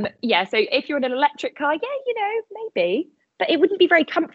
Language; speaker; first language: English; native; English